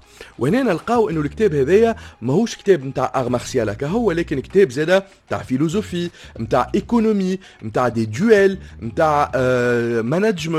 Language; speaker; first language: Arabic; native; Arabic